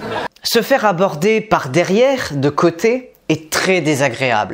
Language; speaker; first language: French; native; French